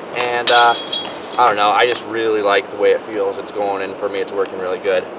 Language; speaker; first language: English; native; English